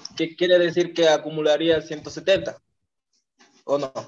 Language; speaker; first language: Spanish; native; Spanish